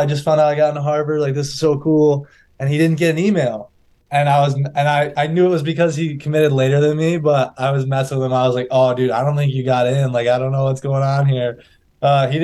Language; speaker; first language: English; native; English